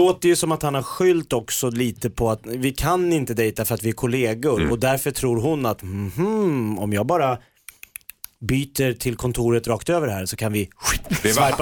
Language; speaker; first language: Swedish; native; Swedish